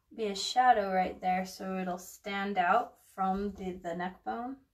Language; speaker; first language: English; early bilingual, other home language; Spanish